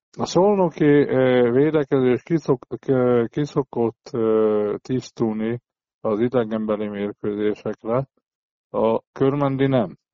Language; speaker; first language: Hungarian; native; Hungarian